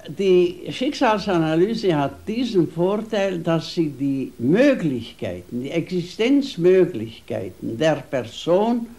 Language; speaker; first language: German; non-native, fluent; Hungarian